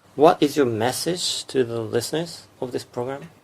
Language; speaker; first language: English; non-native, fluent; Japanese